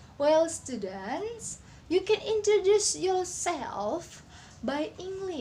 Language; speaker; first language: English; non-native, learner; Indonesian